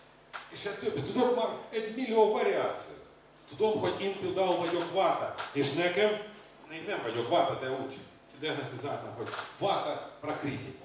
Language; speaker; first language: Hungarian; non-native, learner; Russian